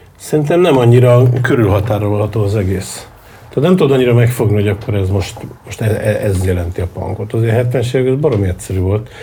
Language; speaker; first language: Hungarian; native; Hungarian